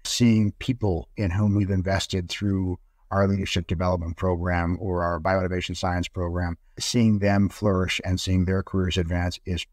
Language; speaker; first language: English; native; English